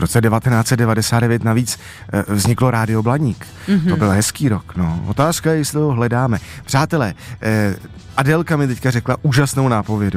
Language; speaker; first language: Czech; native; Czech